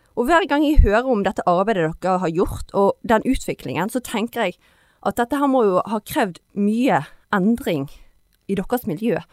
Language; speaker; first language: Norwegian; native; Norwegian